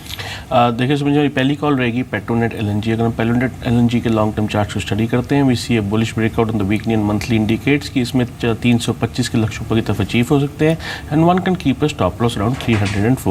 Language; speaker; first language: Hindi; native; Hindi